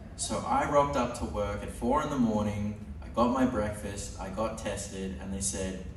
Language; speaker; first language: English; native; English